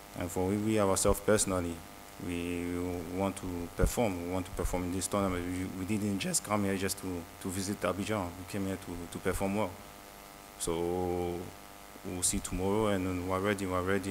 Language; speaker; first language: English; early bilingual, other home language; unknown